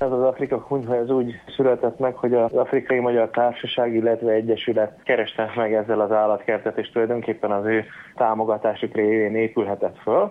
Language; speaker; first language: Hungarian; native; Hungarian